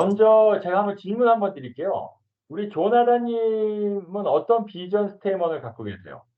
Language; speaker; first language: Korean; native; Korean